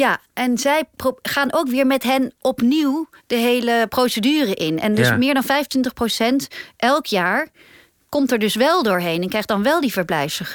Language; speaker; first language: Dutch; native; Dutch